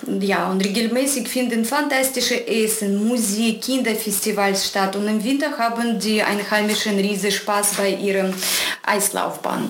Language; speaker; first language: German; non-native, fluent; Russian